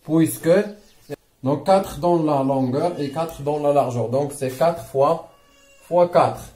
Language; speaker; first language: French; non-native, local second language; Arabic